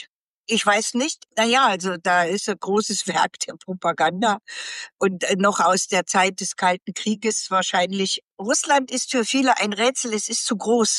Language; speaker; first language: German; native; German